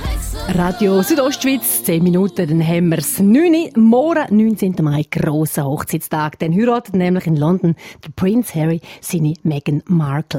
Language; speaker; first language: German; native; German